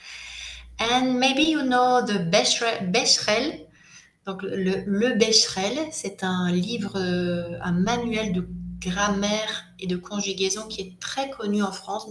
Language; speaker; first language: French; native; French